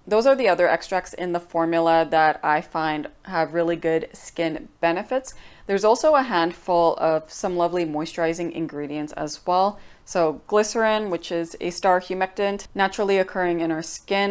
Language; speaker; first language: English; native; English